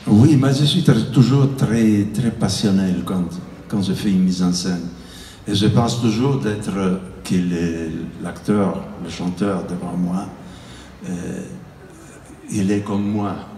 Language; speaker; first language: French; non-native, fluent; Italian